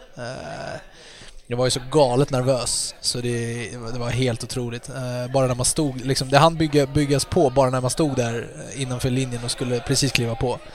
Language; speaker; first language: Swedish; native; Swedish